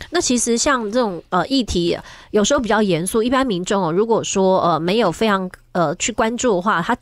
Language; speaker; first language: Chinese; native; Chinese